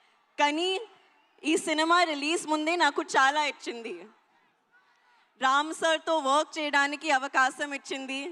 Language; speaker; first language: Telugu; non-native, learner; Hindi